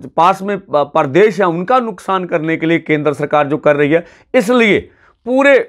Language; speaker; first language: Hindi; non-native, local second language; Punjabi